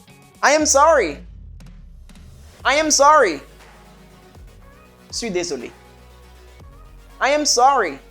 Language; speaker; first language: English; non-native, learner; Haitian Creole